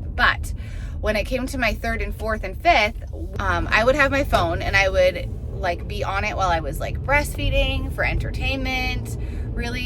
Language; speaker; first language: English; native; English